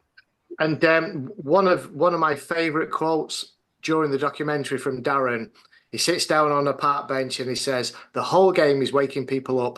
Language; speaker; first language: English; native; English